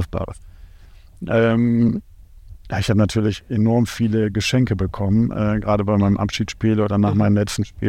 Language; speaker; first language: German; native; German